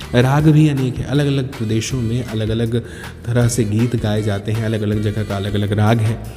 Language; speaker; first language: Hindi; native; Hindi